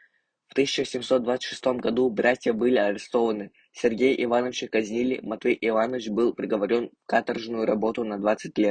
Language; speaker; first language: Russian; non-native, local second language; Yakut